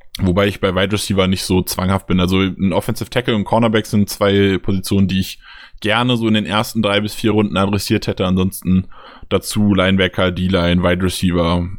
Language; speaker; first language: German; native; German